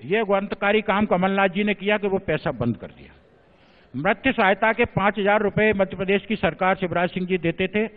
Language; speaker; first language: Hindi; native; Hindi